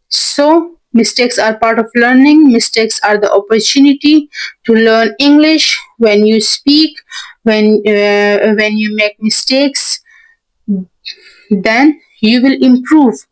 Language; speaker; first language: English; non-native, learner; Hindi